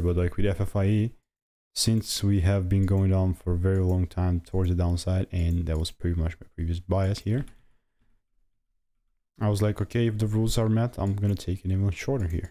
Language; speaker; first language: English; native; English